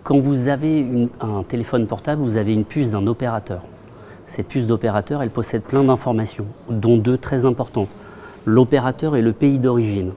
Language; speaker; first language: French; native; French